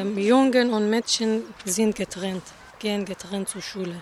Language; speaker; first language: German; non-native, learner; Persian